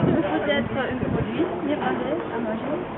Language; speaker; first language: French; non-native, learner; Dutch